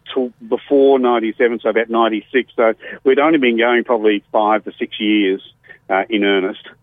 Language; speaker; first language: English; native; English